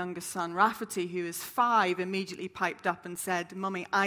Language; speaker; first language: English; native; English